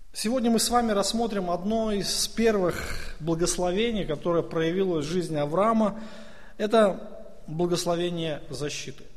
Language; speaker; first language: Russian; native; Russian